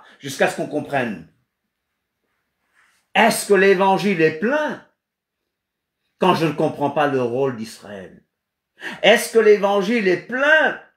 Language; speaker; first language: French; non-native, fluent; Kabuverdianu